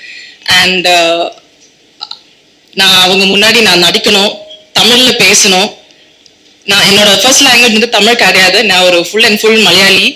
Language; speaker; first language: Tamil; non-native, learner; Malayalam